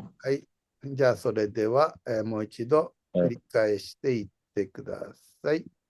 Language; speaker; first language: Japanese; non-native, fluent; Indonesian